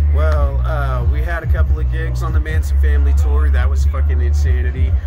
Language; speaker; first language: English; native; English